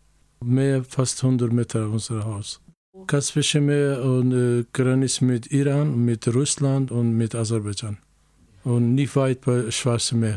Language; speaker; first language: German; non-native, learner; Azerbaijani